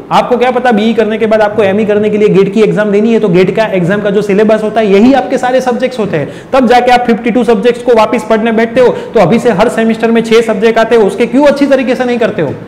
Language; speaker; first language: Hindi; non-native, local second language; Gujarati